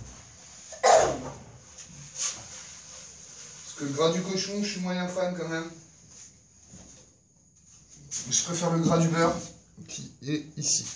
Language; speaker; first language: French; native; French